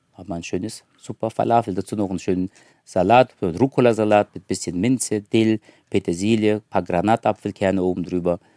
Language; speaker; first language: German; early bilingual, other home language; Turkish